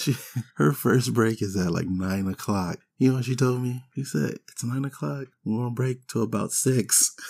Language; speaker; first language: English; native; English